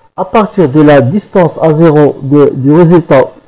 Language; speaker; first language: French; non-native, local second language; Arabic